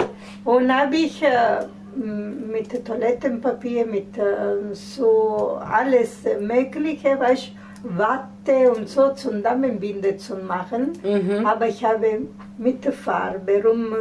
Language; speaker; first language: German; non-native, fluent; Italian